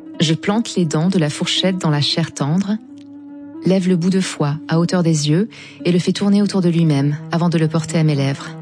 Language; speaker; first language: French; non-native, local second language; Arabic